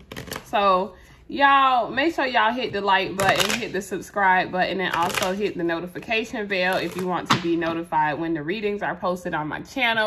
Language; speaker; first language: English; native; English